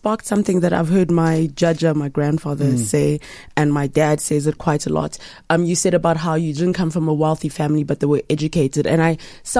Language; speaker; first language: English; non-native, local second language; Ganda